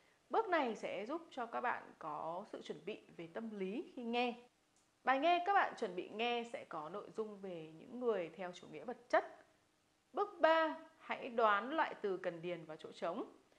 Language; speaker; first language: Vietnamese; native; Vietnamese